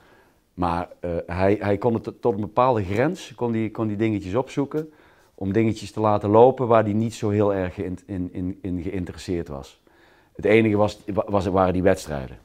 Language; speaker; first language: Dutch; native; Dutch